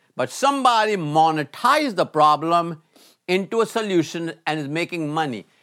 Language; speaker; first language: English; non-native, local second language; Hindi